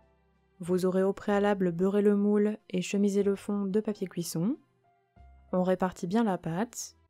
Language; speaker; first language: French; native; French